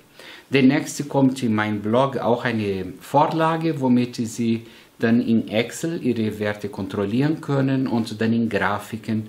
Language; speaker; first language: German; non-native, fluent; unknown